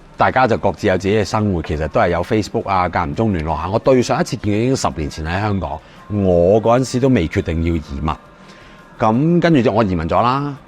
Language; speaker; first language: Cantonese; native; Cantonese